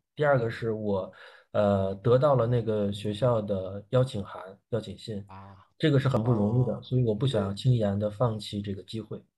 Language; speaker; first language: Chinese; native; Chinese